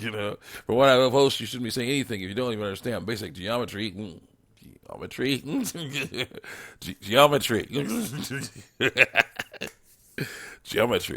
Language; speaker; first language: English; native; English